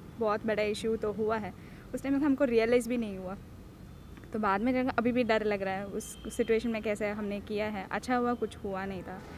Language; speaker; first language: Hindi; non-native, local second language; Telugu